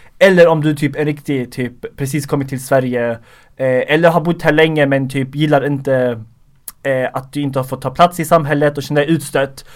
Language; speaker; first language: Swedish; early bilingual, other home language; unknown